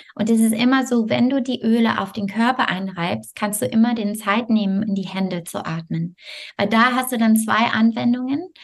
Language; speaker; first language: German; non-native, fluent; French